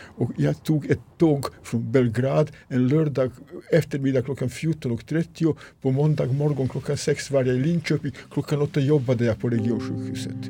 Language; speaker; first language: Swedish; non-native, fluent; Serbian